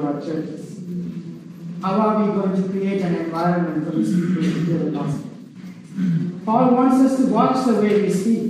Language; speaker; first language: English; non-native, local second language; Sinhala